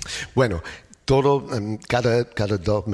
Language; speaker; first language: Spanish; non-native, learner; English